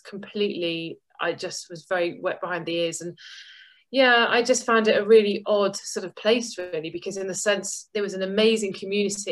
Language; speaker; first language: English; native; English